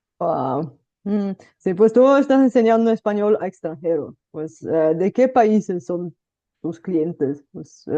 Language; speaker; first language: Spanish; non-native, fluent; Bulgarian